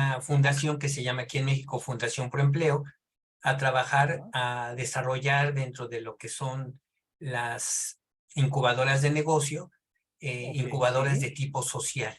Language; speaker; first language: Spanish; native; Spanish